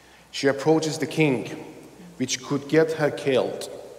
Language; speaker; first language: English; non-native, fluent; Persian